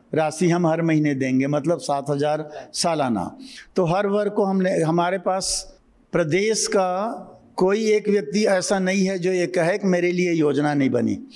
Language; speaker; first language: Hindi; native; Hindi